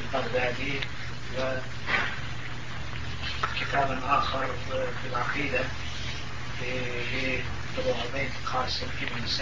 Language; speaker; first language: Arabic; non-native, fluent; Turkish